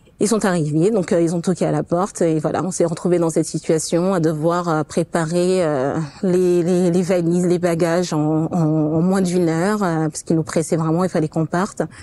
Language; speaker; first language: French; non-native, fluent; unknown